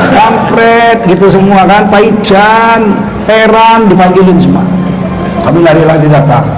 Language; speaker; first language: Indonesian; native; Indonesian